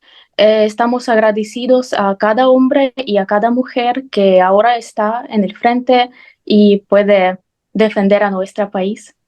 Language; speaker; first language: Spanish; non-native, fluent; Ukrainian